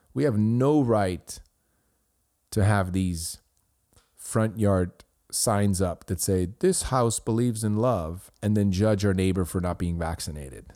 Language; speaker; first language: English; non-native, fluent; Swiss German